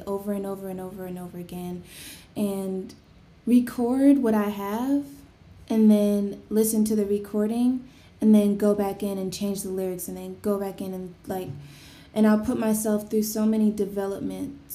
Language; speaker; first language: English; native; English